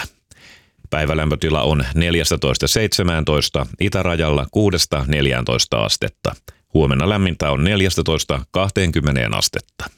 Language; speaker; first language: Finnish; native; Finnish